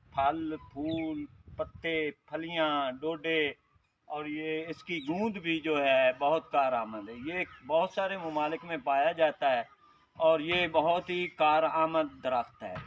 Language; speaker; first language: Urdu; native; Urdu